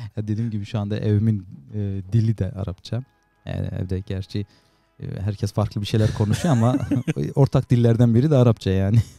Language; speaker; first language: Turkish; native; Turkish